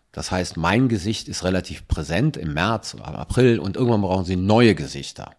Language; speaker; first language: German; early bilingual, other home language; Italian